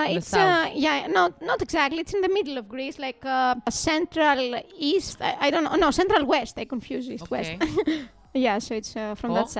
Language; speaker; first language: English; non-native, fluent; Greek